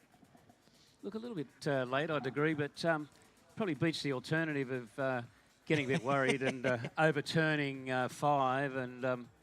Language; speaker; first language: English; native; English